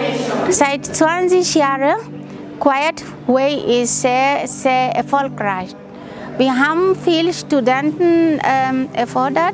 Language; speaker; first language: German; non-native, fluent; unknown